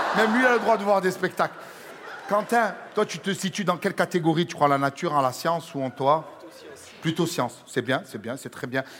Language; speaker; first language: French; native; French